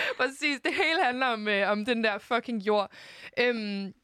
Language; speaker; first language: Danish; native; Danish